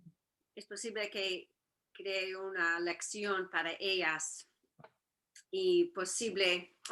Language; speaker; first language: Spanish; non-native, fluent; English